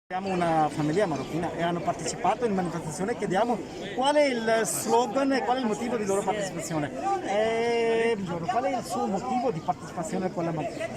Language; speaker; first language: Italian; non-native, learner; Urdu